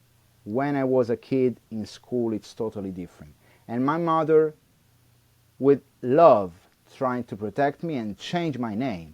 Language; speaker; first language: English; non-native, learner; Italian